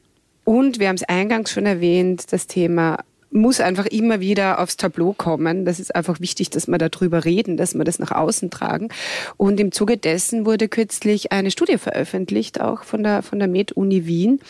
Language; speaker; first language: German; native; German